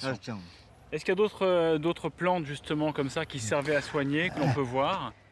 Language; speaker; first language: French; native; French